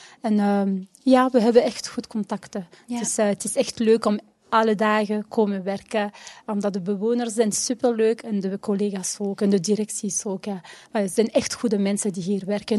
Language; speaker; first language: Dutch; non-native, local second language; French